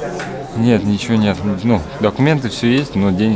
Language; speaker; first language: Russian; non-native, local second language; Kazakh